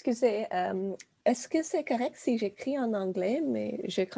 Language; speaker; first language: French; non-native, local second language; English